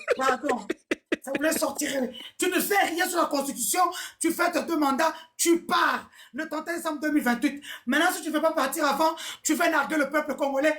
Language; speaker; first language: French; non-native, local second language; Lingala